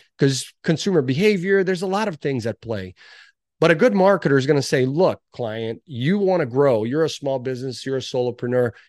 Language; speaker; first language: English; early bilingual, other home language; Portuguese